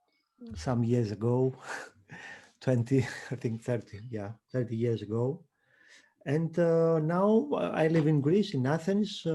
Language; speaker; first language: English; non-native, fluent; Greek